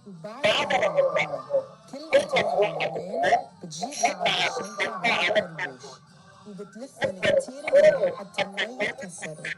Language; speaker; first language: Arabic; early bilingual, heritage; Arabic